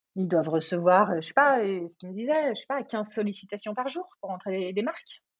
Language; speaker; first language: French; native; French